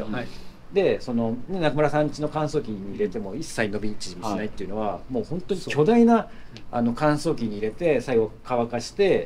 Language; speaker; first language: Japanese; native; Japanese